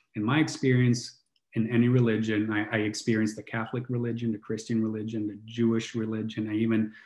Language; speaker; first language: English; non-native, fluent; Italian